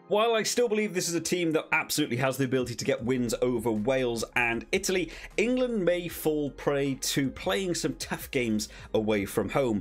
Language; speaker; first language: English; native; English